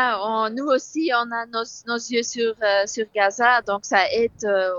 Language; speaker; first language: French; non-native, fluent; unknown